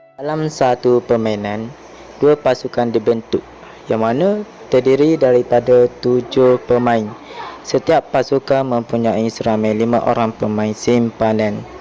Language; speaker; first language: Malay; native; Malay